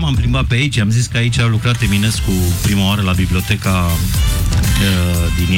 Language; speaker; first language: Romanian; native; Romanian